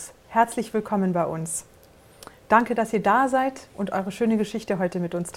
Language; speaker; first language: German; native; German